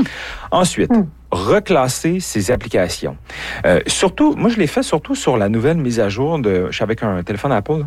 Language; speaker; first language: French; native; French